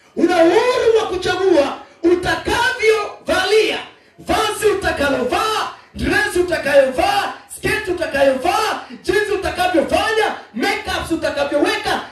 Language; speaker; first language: Swahili; non-native, local second language; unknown